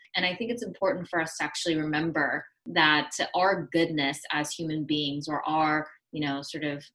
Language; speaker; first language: English; early bilingual, other home language; Korean